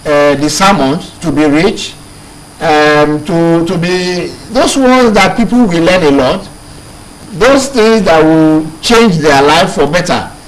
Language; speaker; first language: English; non-native, local second language; Yoruba